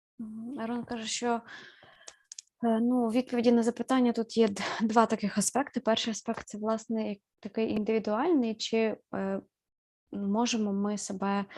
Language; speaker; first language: Ukrainian; native; Ukrainian